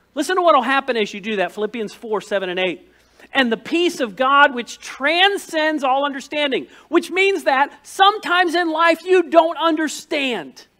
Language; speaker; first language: English; native; English